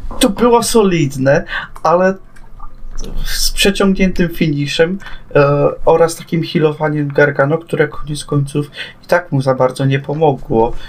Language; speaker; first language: Polish; native; Polish